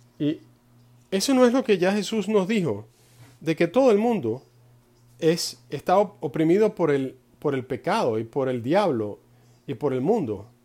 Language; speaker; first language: Spanish; non-native, fluent; English